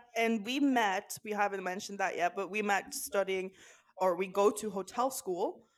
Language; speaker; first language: English; non-native, fluent; Norwegian